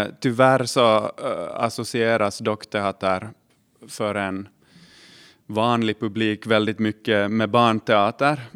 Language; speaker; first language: Swedish; native; Swedish